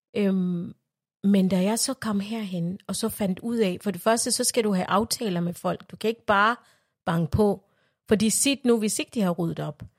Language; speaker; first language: Danish; non-native, fluent; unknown